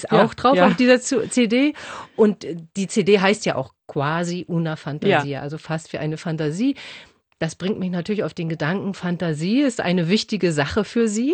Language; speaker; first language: German; native; German